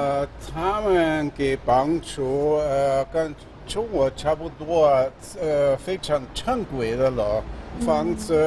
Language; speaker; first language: Chinese; non-native, fluent; German